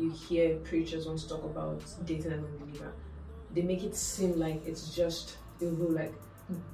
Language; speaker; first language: English; non-native, local second language; Yoruba